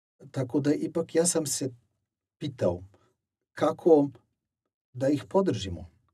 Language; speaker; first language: Serbian; non-native, fluent; German